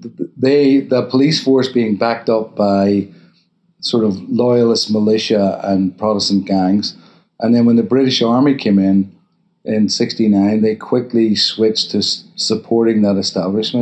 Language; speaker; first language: English; native; English